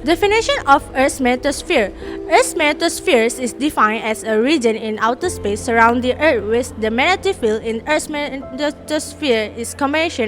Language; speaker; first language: English; non-native, local second language; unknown